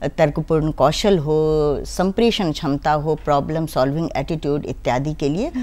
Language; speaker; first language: Hindi; native; Hindi